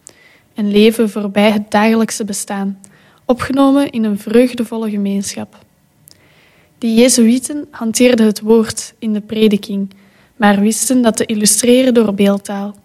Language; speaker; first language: Dutch; native; Dutch